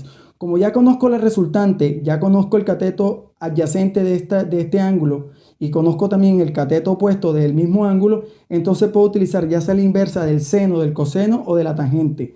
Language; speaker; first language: Spanish; native; Spanish